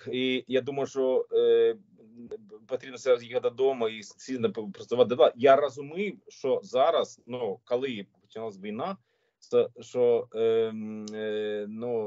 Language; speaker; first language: Ukrainian; non-native, learner; Swedish